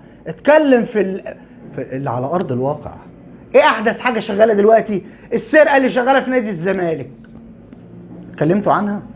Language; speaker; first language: Arabic; native; Arabic